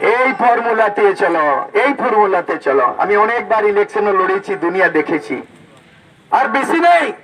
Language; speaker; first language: Bangla; non-native, local second language; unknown